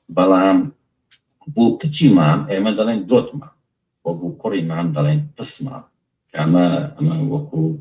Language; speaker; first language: Central Kurdish; non-native, local second language; Kurdish